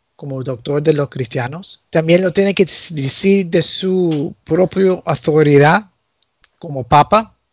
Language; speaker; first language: Spanish; early bilingual, heritage; Spanish